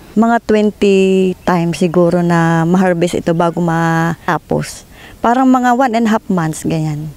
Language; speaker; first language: Filipino; native; Filipino